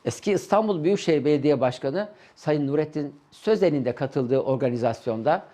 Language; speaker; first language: Turkish; native; Turkish